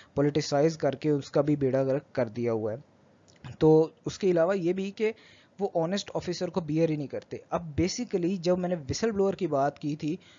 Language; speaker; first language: Urdu; native; Urdu